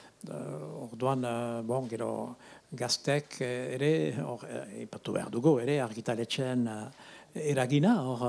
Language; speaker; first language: Basque; native; Basque